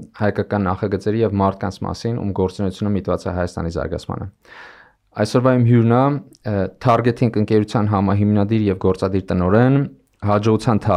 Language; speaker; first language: Armenian; native; Armenian